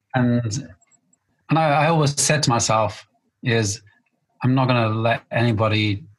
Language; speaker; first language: English; native; English